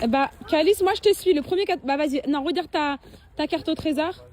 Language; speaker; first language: French; native; French